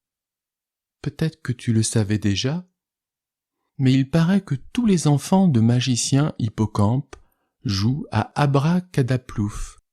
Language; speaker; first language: French; native; French